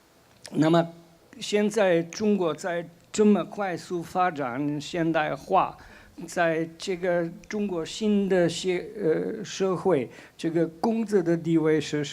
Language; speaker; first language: Chinese; non-native, fluent; Slovenian